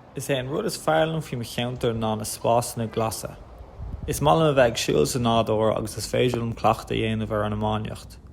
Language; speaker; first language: Irish; non-native, local second language; English